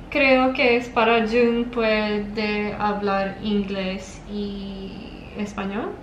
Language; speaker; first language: Spanish; non-native, learner; Afrikaans